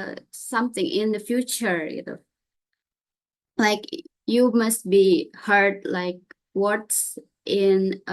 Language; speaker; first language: English; non-native, learner; Indonesian